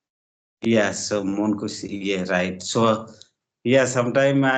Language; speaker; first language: English; non-native, learner; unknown